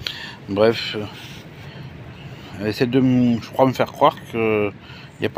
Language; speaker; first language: French; native; French